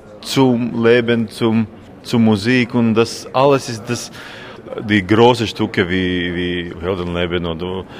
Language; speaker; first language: German; non-native, learner; Latvian